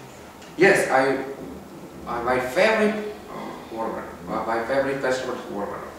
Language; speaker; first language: English; non-native, learner; Korean